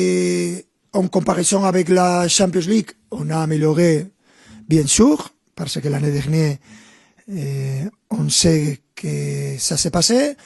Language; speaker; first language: French; non-native, fluent; Spanish